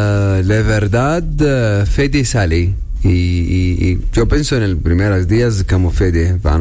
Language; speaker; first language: Spanish; non-native, learner; Arabic